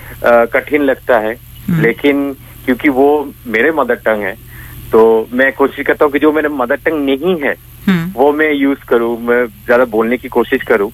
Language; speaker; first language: Hindi; non-native, local second language; Bangla